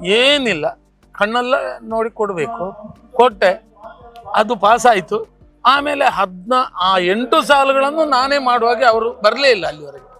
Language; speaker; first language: Kannada; non-native, local second language; Tulu